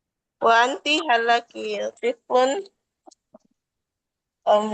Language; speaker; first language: Arabic; non-native, learner; Indonesian